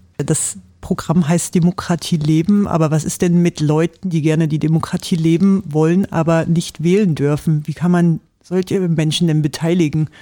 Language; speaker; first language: German; native; German